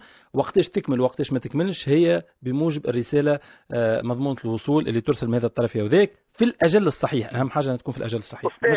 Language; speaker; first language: Arabic; native; Arabic